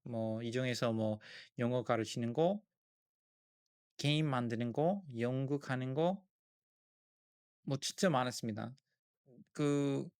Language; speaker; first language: Korean; non-native, learner; English